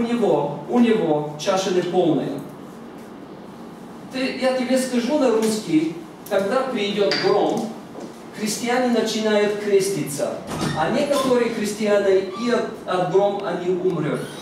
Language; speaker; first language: Russian; non-native, fluent; Bulgarian